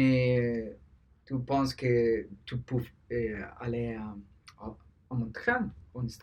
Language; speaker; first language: French; non-native, learner; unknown